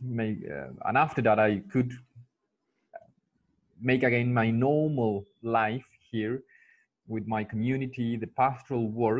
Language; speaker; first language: English; non-native, fluent; Spanish